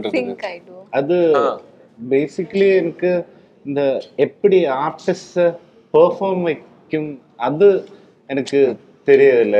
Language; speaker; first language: Tamil; non-native, learner; Malayalam